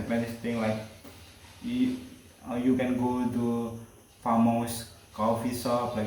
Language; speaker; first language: English; non-native, learner; Indonesian